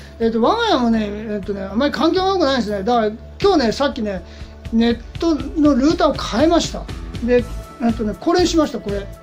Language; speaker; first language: Japanese; native; Japanese